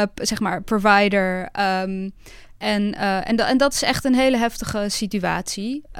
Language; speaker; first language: Dutch; early bilingual, other home language; Bosnian